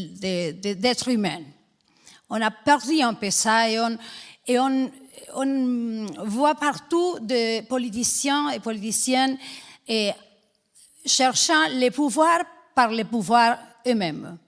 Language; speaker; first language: French; non-native, fluent; Spanish